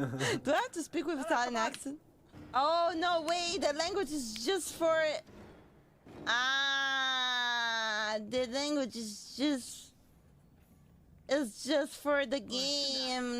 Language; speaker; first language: English; non-native, fluent; Italian